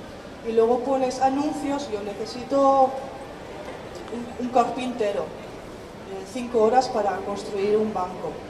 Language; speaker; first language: Spanish; non-native, fluent; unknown